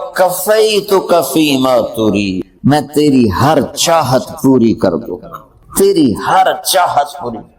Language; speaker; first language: Urdu; non-native, local second language; Punjabi